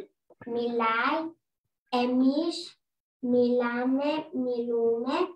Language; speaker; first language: Greek; non-native, learner; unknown